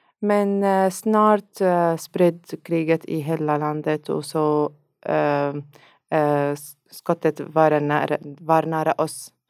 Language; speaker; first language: Swedish; non-native, learner; Arabic